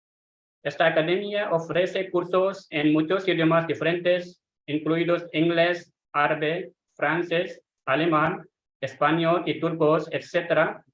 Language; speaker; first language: Spanish; non-native, fluent; Hindi